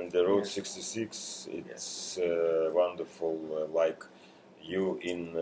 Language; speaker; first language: English; non-native, learner; Russian